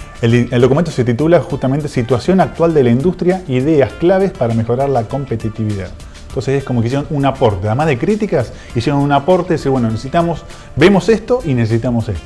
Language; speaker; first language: Spanish; native; Spanish